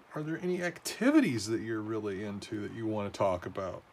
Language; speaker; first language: English; native; English